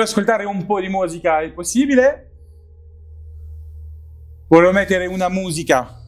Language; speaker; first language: Italian; non-native, learner; French